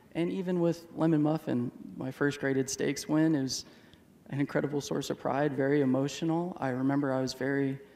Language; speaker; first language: English; native; English